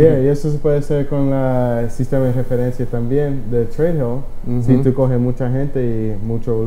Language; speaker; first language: Spanish; early bilingual, heritage; Spanish